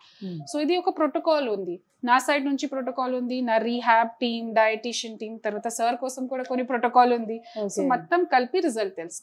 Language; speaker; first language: Telugu; non-native, fluent; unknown